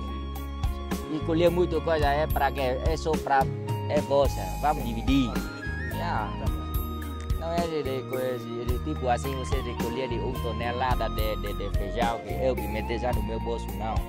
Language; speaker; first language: Portuguese; non-native, learner; Vietnamese